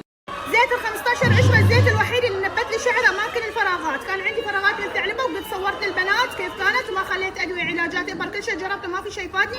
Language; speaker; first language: Arabic; native; Arabic